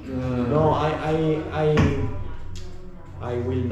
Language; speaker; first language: English; non-native, learner; Italian